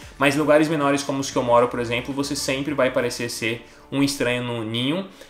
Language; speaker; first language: Portuguese; native; Portuguese